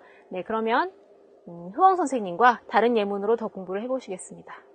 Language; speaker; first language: Korean; native; Korean